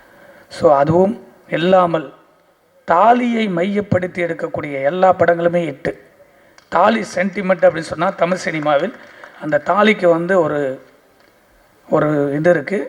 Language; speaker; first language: Tamil; native; Tamil